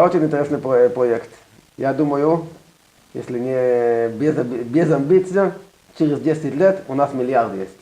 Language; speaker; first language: Russian; non-native, learner; Hebrew